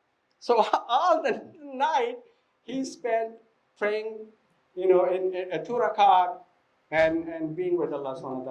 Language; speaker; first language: English; non-native, fluent; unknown